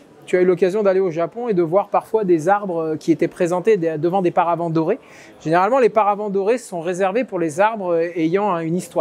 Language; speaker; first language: French; native; French